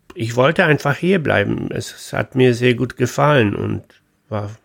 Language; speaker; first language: German; non-native, fluent; Polish